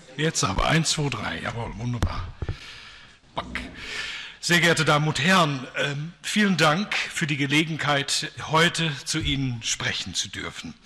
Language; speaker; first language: German; non-native, fluent; Dutch